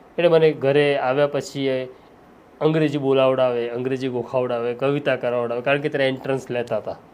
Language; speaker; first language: Gujarati; non-native, local second language; Marathi